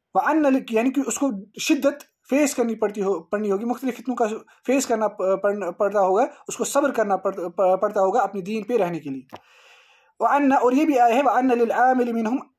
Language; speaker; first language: Urdu; native; Urdu